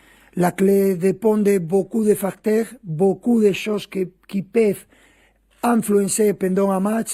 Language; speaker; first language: French; non-native, fluent; Spanish